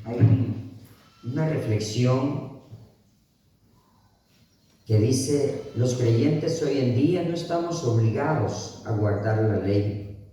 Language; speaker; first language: Spanish; native; Spanish